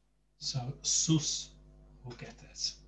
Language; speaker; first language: Spanish; non-native, fluent; English